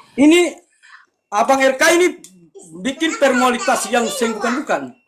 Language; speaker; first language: Indonesian; native; Indonesian